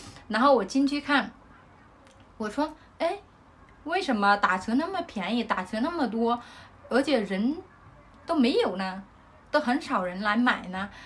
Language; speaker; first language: Chinese; non-native, fluent; Vietnamese